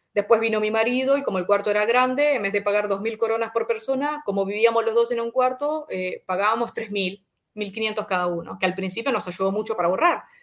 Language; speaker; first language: Spanish; native; Spanish